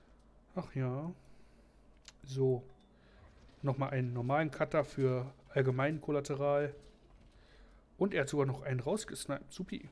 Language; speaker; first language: German; native; German